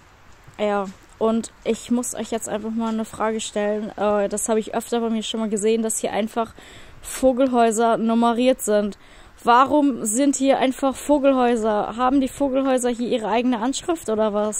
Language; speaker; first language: German; native; German